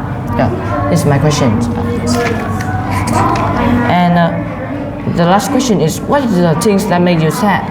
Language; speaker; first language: English; non-native, learner; Vietnamese